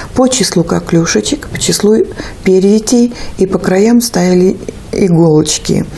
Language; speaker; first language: Russian; native; Russian